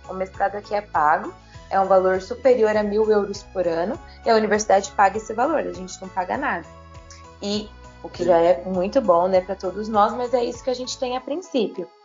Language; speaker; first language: Portuguese; native; Portuguese